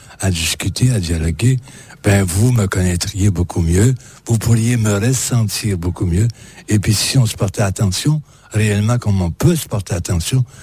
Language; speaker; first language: French; native; French